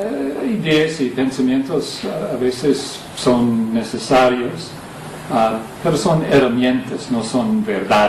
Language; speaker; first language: Spanish; non-native, fluent; English